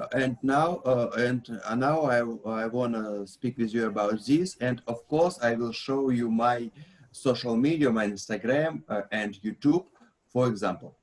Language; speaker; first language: English; non-native, learner; Russian